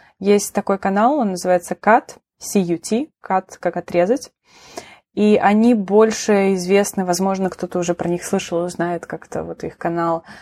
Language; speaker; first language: Russian; native; Russian